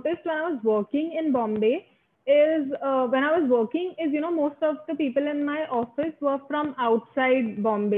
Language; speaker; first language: English; non-native, local second language; Marathi